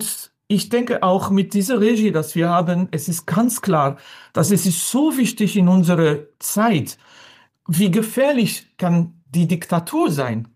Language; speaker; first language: German; non-native, learner; French